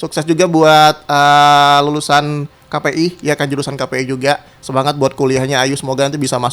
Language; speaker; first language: Indonesian; native; Indonesian